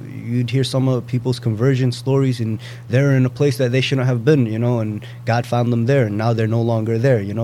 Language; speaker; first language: English; native; English